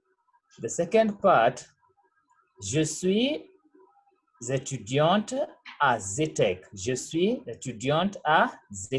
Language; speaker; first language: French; non-native, learner; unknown